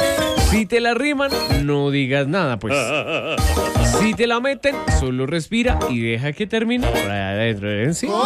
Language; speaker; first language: Spanish; native; Spanish